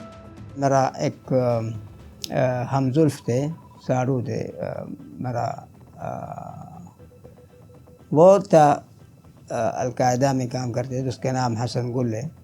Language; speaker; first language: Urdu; non-native, local second language; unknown